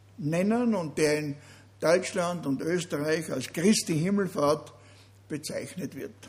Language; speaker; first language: German; native; German